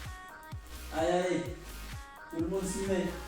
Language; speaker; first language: French; native; French